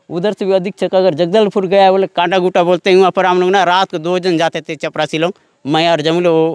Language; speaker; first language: Hindi; non-native, local second language; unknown